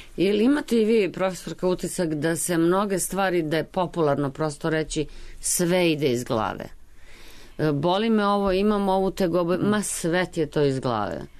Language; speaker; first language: Serbian; native; Serbian